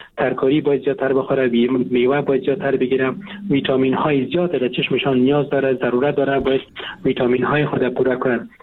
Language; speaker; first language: Persian; native; Persian